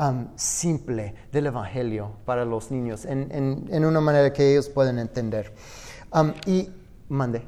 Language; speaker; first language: Spanish; non-native, fluent; English